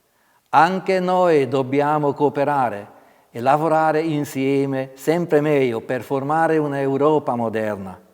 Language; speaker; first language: Italian; non-native, fluent; Hungarian